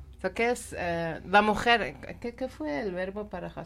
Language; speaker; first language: Spanish; non-native, learner; Persian